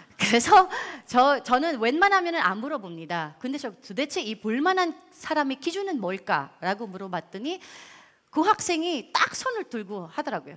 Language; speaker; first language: Korean; non-native, fluent; Filipino